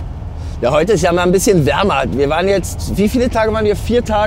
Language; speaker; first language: German; native; German